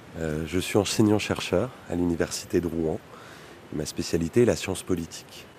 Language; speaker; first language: French; native; French